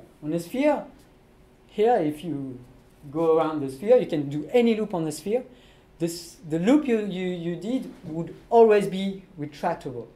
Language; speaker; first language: English; non-native, fluent; French